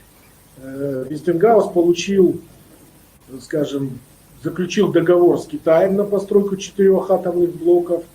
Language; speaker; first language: Russian; native; Russian